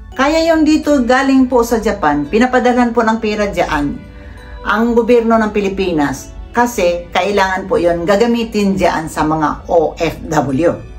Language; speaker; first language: Filipino; non-native, local second language; Cebuano